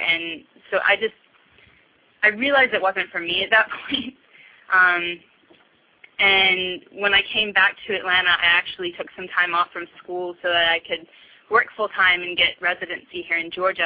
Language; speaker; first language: English; native; English